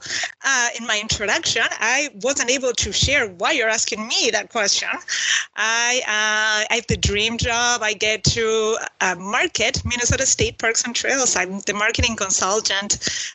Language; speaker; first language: English; non-native, fluent; Spanish